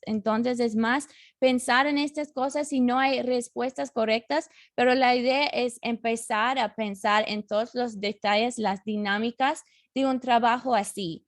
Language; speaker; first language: Spanish; non-native, fluent; English